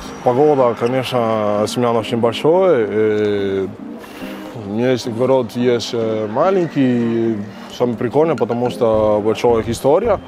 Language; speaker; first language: Russian; non-native, learner; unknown